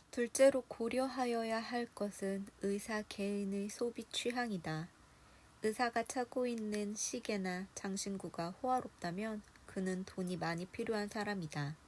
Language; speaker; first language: Korean; native; Korean